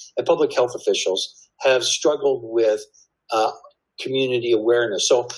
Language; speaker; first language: English; native; English